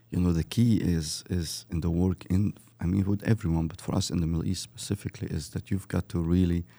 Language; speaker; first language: English; early bilingual, other home language; Arabic